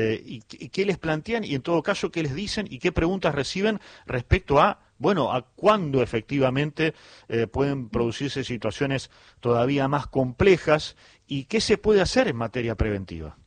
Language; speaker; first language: Spanish; native; Spanish